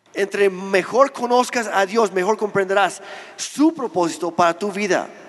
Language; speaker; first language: Spanish; non-native, fluent; English